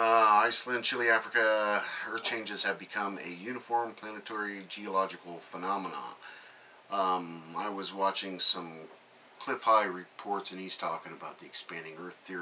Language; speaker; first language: English; native; English